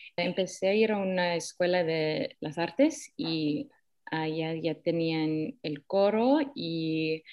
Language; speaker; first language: Spanish; early bilingual, heritage; Spanish